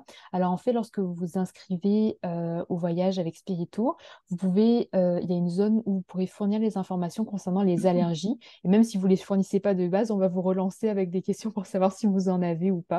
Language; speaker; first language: French; native; French